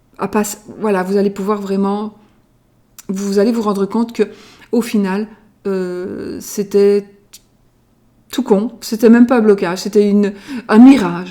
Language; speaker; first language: French; native; French